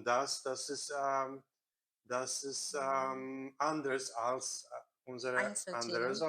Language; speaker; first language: German; non-native, learner; Korean